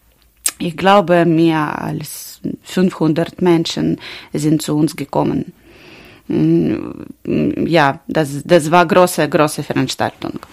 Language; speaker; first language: German; non-native, learner; Ukrainian